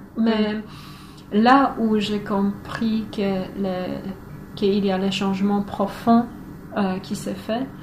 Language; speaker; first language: French; non-native, fluent; Polish